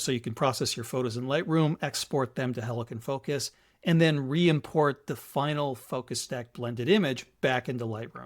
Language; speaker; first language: English; native; English